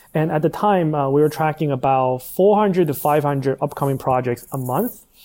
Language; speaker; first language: English; non-native, fluent; Chinese